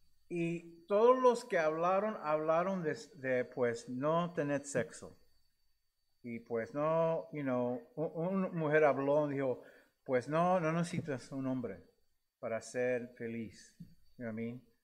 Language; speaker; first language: Spanish; non-native, fluent; English